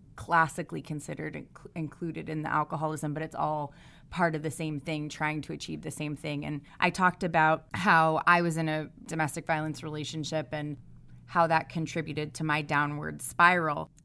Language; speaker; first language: English; native; English